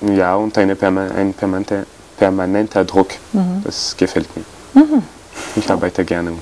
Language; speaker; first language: German; non-native, fluent; French